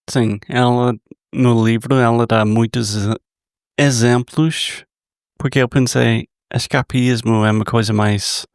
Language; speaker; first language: Portuguese; non-native, fluent; English